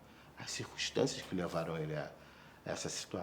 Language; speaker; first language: Portuguese; native; Portuguese